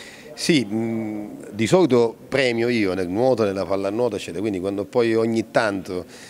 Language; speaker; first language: Italian; native; Italian